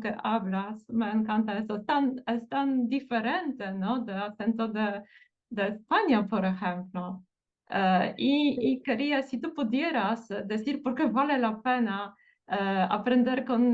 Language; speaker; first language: Spanish; non-native, fluent; Portuguese